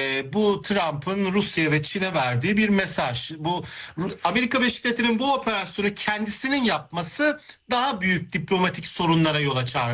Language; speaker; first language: Turkish; native; Turkish